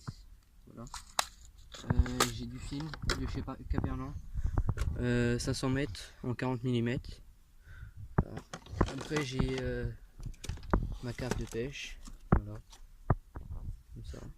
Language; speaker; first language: French; native; French